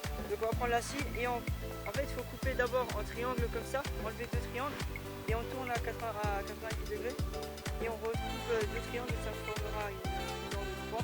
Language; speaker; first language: French; native; French